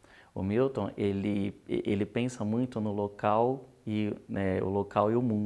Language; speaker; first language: Portuguese; native; Portuguese